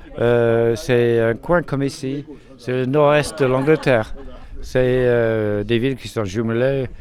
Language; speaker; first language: French; non-native, fluent; English